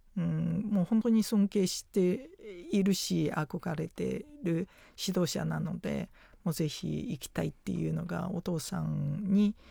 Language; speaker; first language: Japanese; non-native, fluent; Chinese